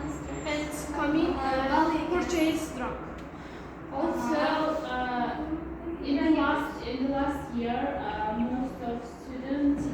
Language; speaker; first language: English; non-native, learner; Uzbek